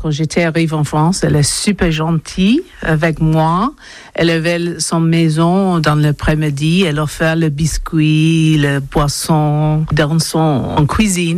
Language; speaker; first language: French; non-native, learner; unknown